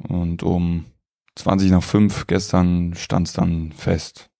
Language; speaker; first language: German; native; German